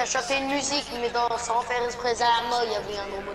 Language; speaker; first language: French; native; French